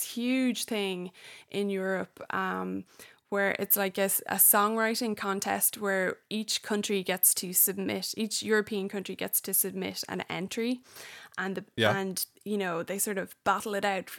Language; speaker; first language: English; native; English